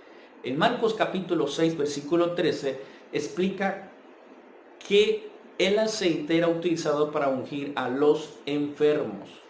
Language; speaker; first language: Spanish; native; Spanish